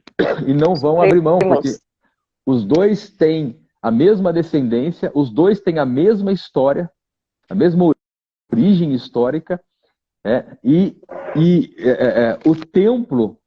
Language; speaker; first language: Portuguese; native; Portuguese